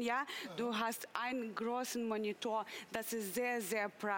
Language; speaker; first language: German; non-native, learner; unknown